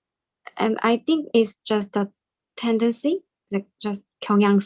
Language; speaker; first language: English; non-native, learner; Korean